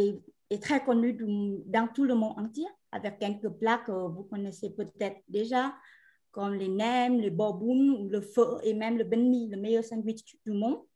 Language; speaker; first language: French; non-native, fluent; Vietnamese